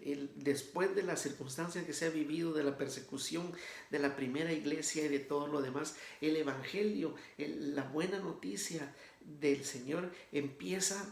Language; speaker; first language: Spanish; native; Spanish